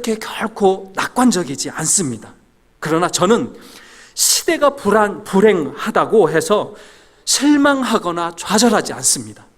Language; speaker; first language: Korean; native; Korean